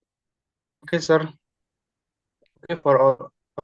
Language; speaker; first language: English; non-native, learner; Indonesian